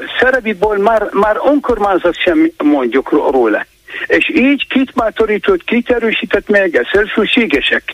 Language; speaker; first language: Hungarian; non-native, fluent; Kurdish